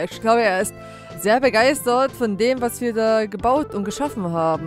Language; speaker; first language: German; native; German